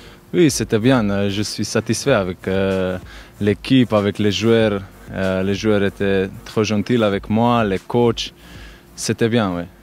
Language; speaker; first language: French; non-native, learner; Macedonian